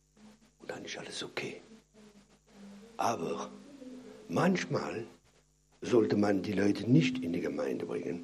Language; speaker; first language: German; non-native, fluent; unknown